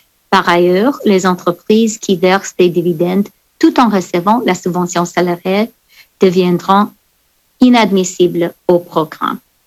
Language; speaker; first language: French; non-native, fluent; English